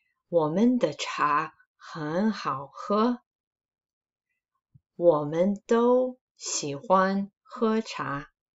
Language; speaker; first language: Chinese; non-native, fluent; English